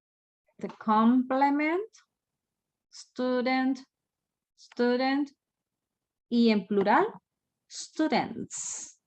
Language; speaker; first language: English; non-native, fluent; Spanish